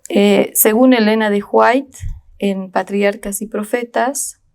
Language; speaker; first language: Spanish; native; Spanish